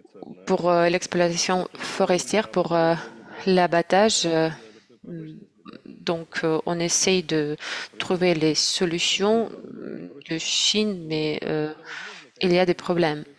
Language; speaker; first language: French; non-native, fluent; Russian